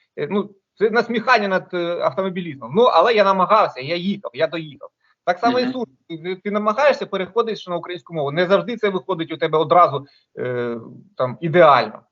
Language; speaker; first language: Ukrainian; non-native, local second language; Russian